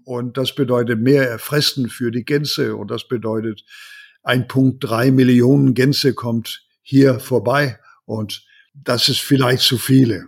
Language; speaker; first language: German; non-native, learner; Danish